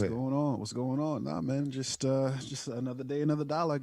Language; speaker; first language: English; native; English